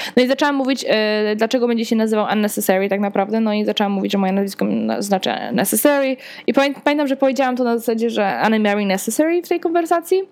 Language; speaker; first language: Polish; early bilingual, heritage; Polish